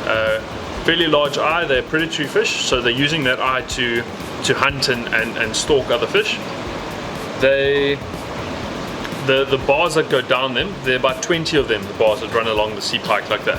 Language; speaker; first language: English; native; English